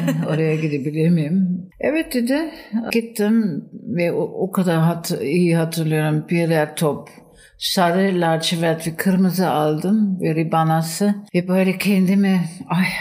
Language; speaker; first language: Turkish; non-native, fluent; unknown